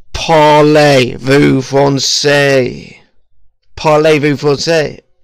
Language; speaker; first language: French; non-native, learner; English